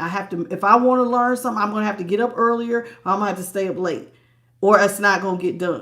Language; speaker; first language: English; native; English